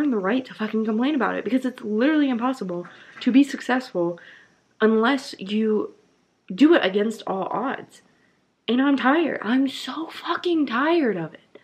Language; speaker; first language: English; native; English